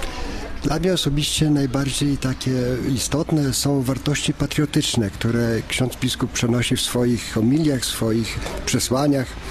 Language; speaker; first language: Polish; native; Polish